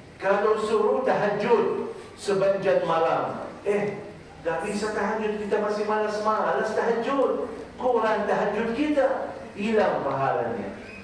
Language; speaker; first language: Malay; non-native, fluent; Arabic